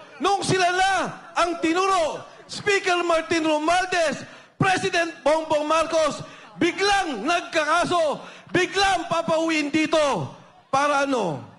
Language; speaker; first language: Filipino; native; Filipino